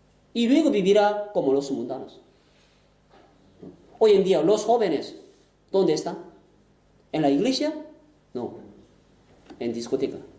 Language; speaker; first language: Spanish; non-native, fluent; Korean